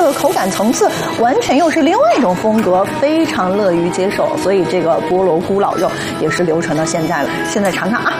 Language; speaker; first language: Chinese; native; Chinese